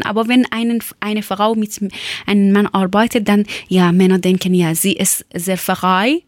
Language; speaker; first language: German; non-native, learner; Persian